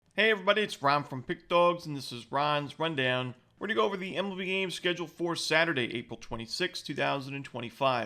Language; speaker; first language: English; native; English